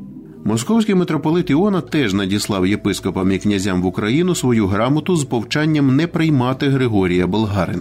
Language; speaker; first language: Ukrainian; native; Ukrainian